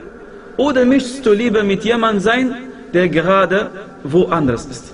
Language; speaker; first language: German; non-native, fluent; Arabic